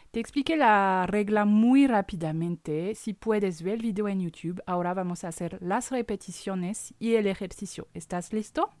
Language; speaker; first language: Spanish; non-native, fluent; French